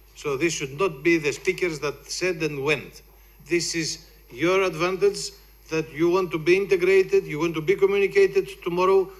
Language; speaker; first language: English; non-native, fluent; Greek